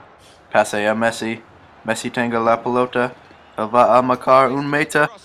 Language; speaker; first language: Spanish; non-native, learner; English